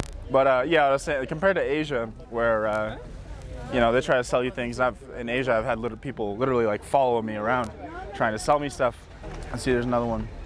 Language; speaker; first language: English; native; English